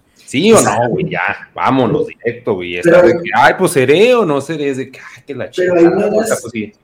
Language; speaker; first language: Spanish; native; Spanish